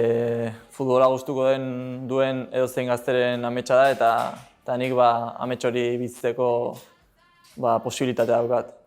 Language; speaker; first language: Basque; non-native, local second language; Spanish